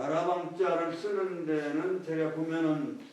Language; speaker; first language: Korean; native; Korean